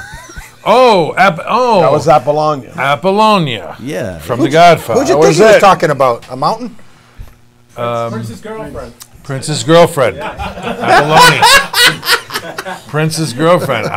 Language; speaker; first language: English; native; English